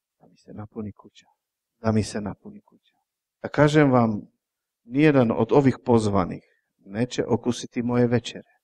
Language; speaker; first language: Croatian; non-native, fluent; Czech